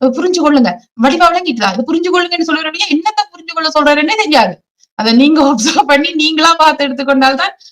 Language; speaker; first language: Tamil; early bilingual, heritage; Tamil